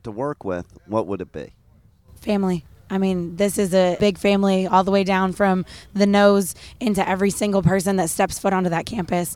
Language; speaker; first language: English; native; English